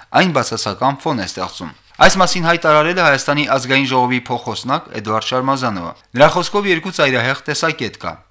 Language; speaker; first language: Armenian; native; Armenian